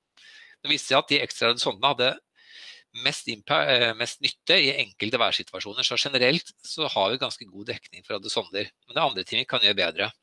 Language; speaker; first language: Norwegian; native; Norwegian